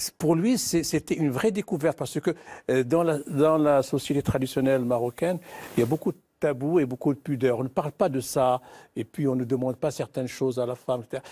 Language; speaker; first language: French; non-native, local second language; Arabic